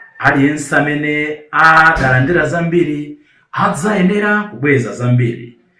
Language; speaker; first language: Nyanja; native; Nyanja